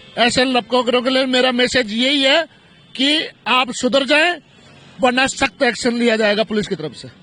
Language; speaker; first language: Hindi; native; Hindi